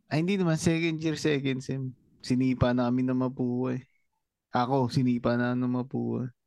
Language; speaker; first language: Filipino; native; Filipino